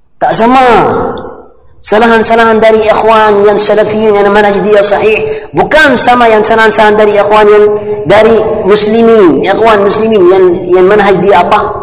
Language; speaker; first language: Malay; non-native, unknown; Arabic